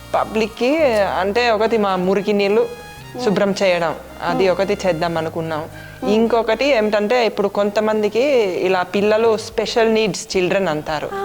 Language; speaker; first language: Telugu; non-native, fluent; Finnish